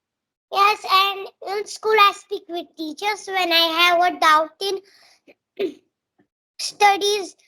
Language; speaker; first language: English; non-native, learner; Marathi